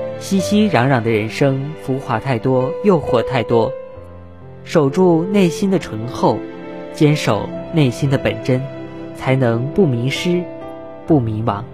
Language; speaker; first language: Chinese; native; Chinese